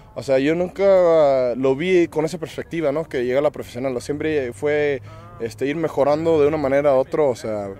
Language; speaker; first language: Spanish; early bilingual, other home language; English